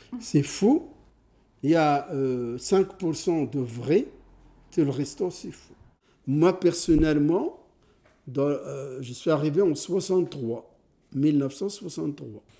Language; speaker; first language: French; non-native, fluent; Arabic